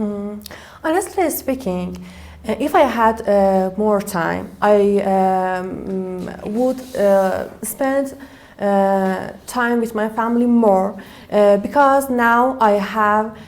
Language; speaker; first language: English; non-native, learner; Persian